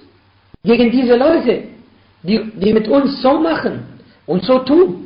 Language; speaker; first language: German; non-native, fluent; Arabic